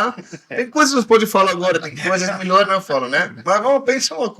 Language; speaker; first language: Portuguese; non-native, learner; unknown